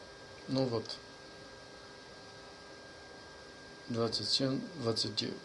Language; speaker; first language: Russian; non-native, learner; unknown